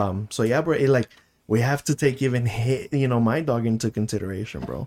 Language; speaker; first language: English; early bilingual, other home language; Spanish